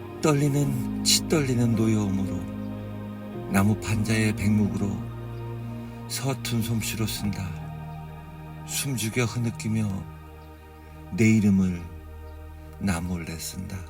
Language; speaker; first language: Korean; native; Korean